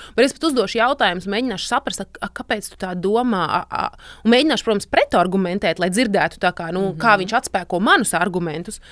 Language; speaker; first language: Latvian; native; Latvian